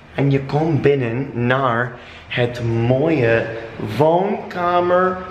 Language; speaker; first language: Dutch; non-native, learner; English